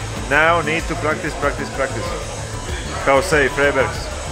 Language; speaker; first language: English; non-native, learner; Russian